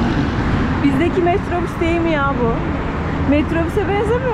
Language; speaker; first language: Turkish; native; Turkish